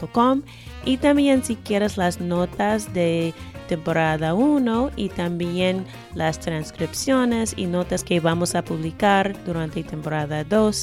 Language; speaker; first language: Spanish; non-native, fluent; English